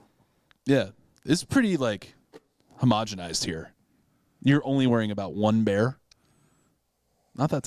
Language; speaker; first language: English; native; English